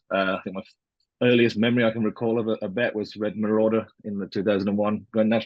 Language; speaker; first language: English; native; English